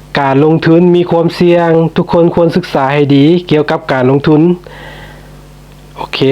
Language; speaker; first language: Thai; non-native, local second language; Lao